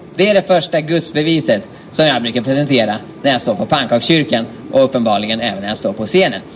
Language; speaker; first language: Swedish; native; Swedish